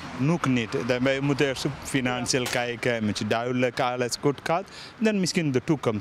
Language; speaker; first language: Dutch; non-native, learner; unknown